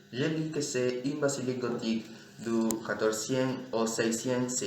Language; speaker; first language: French; non-native, learner; Spanish